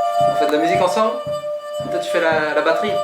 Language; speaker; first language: French; native; French